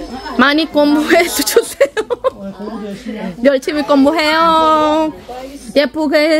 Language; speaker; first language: Korean; non-native, learner; Spanish